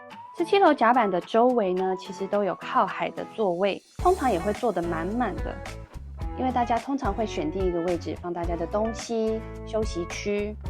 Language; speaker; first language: Chinese; native; Chinese